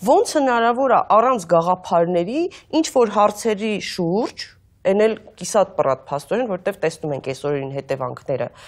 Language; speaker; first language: Armenian; native; Armenian